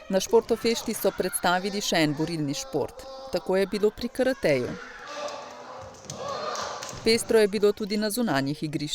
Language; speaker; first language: Slovenian; native; Slovenian